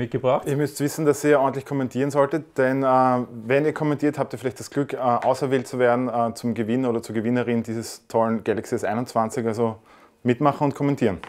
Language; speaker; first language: German; native; German